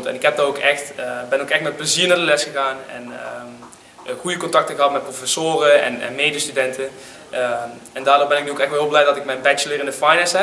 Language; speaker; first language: Dutch; native; Dutch